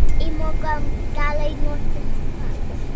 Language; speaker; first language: Polish; early bilingual, heritage; Polish